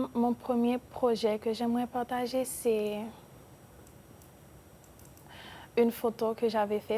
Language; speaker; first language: French; non-native, local second language; Spanish